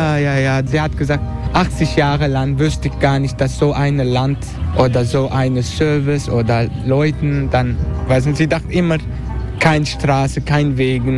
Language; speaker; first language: German; non-native, learner; Turkish